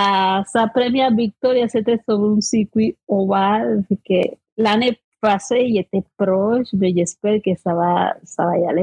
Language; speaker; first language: French; non-native, fluent; Spanish